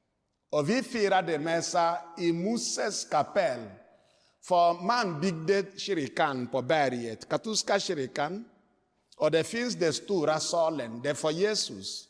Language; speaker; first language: Swedish; non-native, fluent; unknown